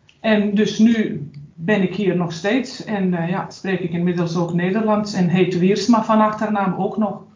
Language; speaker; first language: Dutch; non-native, fluent; Bosnian